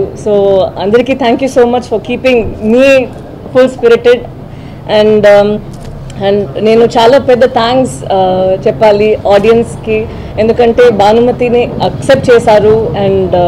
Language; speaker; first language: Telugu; non-native, fluent; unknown